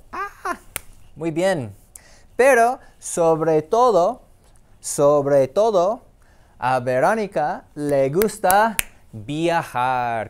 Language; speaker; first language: Spanish; non-native, fluent; English